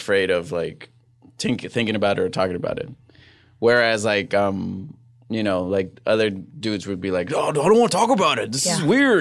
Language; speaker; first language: English; non-native, fluent; Spanish